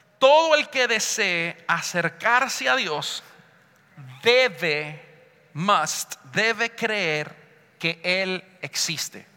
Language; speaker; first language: Spanish; early bilingual, heritage; Spanish